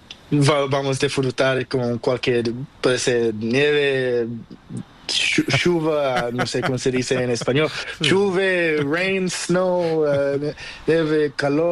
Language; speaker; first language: Spanish; non-native, learner; Portuguese